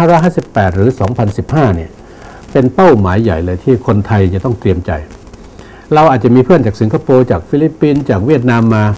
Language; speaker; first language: Thai; non-native, local second language; Northeastern Thai